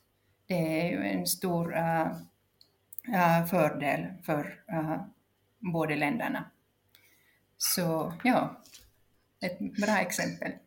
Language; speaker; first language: Swedish; non-native, local second language; Finnish